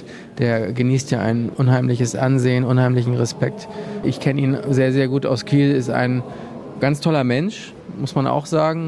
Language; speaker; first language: German; native; German